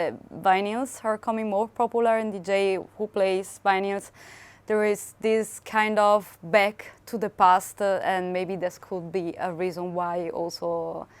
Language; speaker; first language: English; non-native, fluent; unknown